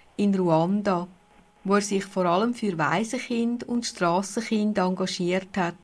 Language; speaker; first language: German; native; German